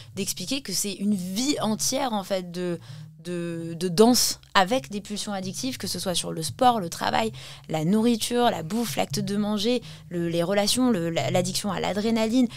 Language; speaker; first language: French; early bilingual, heritage; English